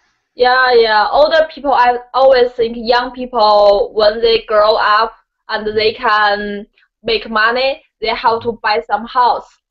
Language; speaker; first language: English; non-native, learner; Chinese